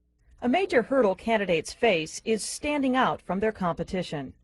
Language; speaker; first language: English; native; English